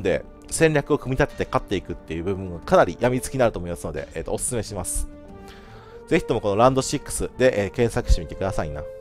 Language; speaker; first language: Japanese; native; Japanese